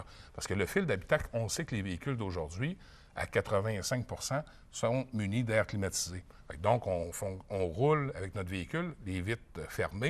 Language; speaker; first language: French; native; French